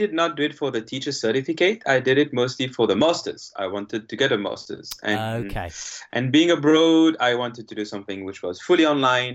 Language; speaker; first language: English; non-native, fluent; Morisyen